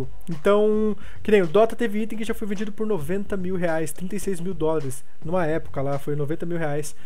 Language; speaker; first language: Portuguese; native; Portuguese